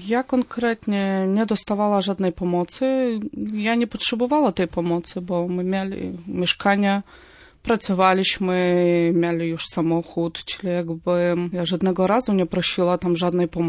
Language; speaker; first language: Polish; non-native, fluent; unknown